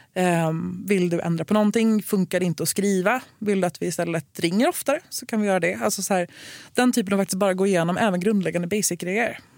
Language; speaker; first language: Swedish; native; Swedish